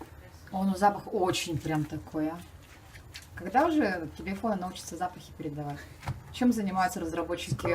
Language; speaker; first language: Russian; native; Russian